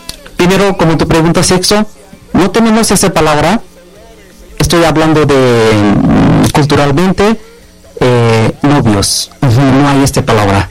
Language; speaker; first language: Spanish; non-native, learner; Bangla